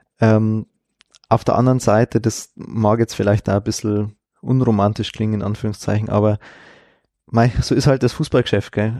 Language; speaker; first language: German; native; German